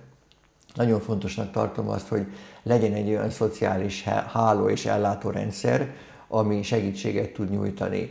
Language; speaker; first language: Hungarian; native; Hungarian